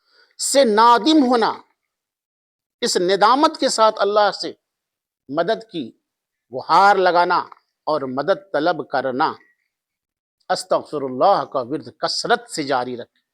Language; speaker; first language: Urdu; native; Urdu